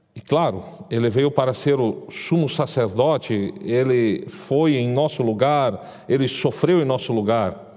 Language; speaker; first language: Portuguese; native; Portuguese